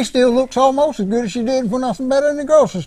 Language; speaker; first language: English; native; English